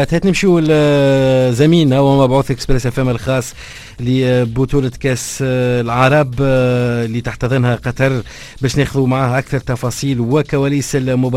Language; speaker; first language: Arabic; native; Arabic